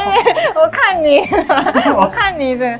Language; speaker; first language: Chinese; early bilingual, heritage; Japanese